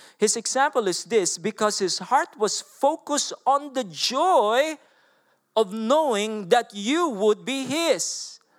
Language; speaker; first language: English; non-native, local second language; Filipino